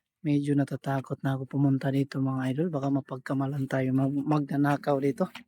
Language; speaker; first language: Filipino; non-native, local second language; Cebuano